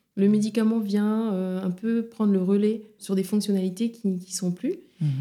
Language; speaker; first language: French; non-native, local second language; Wolof